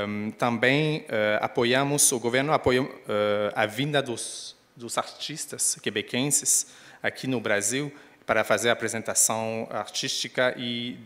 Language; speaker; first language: Portuguese; non-native, fluent; French